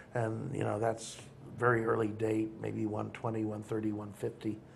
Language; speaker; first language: English; native; English